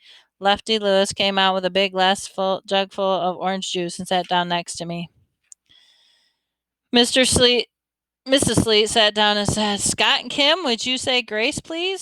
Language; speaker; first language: English; native; English